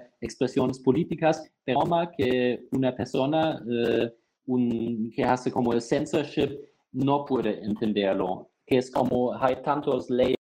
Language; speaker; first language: Spanish; non-native, fluent; German